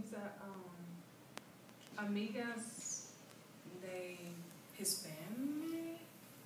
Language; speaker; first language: Spanish; non-native, learner; English